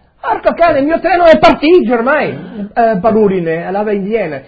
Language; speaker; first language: Italian; non-native, learner; Friulian